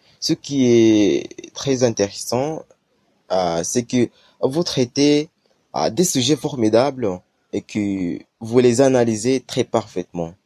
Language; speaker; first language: French; non-native, learner; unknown